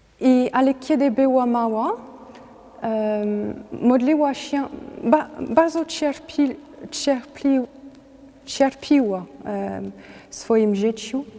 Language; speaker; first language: Polish; non-native, learner; French